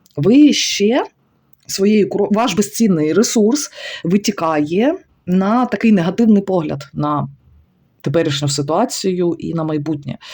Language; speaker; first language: Ukrainian; non-native, local second language; Russian